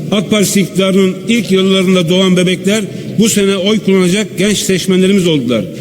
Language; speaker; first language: Turkish; native; Turkish